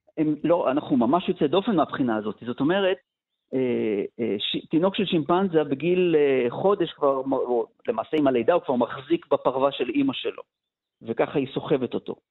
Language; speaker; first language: Hebrew; native; Hebrew